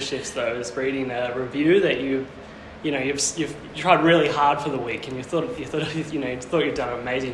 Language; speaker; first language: English; native; English